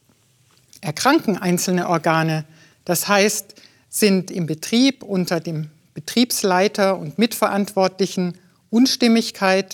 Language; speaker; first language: German; native; German